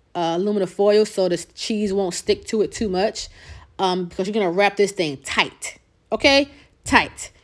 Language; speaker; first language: English; native; English